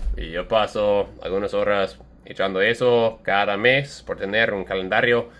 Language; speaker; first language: Spanish; non-native, learner; English